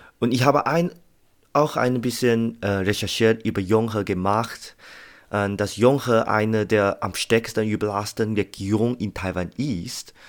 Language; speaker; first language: German; non-native, learner; Chinese